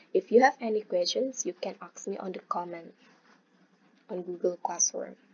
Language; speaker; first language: English; non-native, fluent; Indonesian